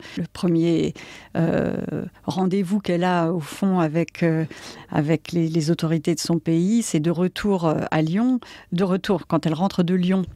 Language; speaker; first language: French; native; French